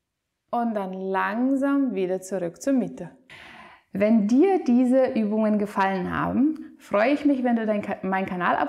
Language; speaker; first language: German; native; German